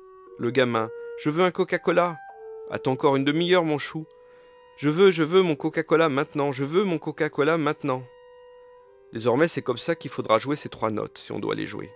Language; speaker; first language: French; native; French